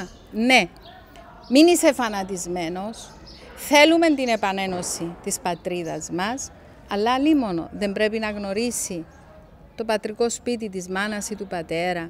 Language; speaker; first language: Greek; native; Greek